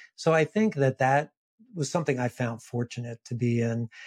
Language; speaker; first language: English; native; English